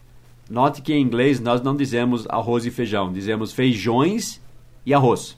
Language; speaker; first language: Portuguese; non-native, fluent; English